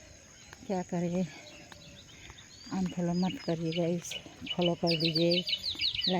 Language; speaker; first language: Hindi; non-native, local second language; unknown